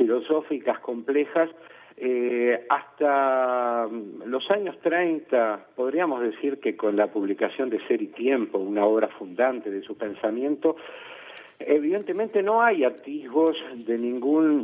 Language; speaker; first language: Spanish; native; Spanish